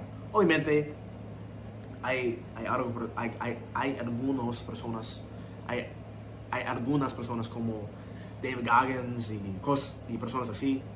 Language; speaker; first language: Spanish; non-native, learner; English